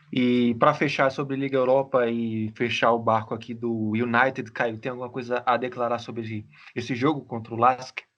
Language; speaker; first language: Portuguese; native; Portuguese